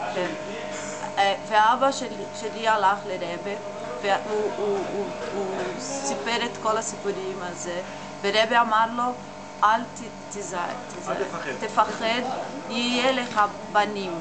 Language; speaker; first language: Hebrew; non-native, learner; English